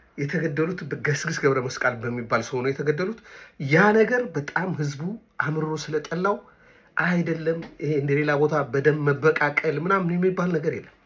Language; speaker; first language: Amharic; native; Amharic